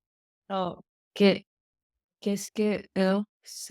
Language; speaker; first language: French; non-native, learner; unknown